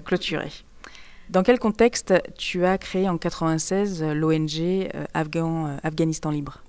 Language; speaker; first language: French; native; French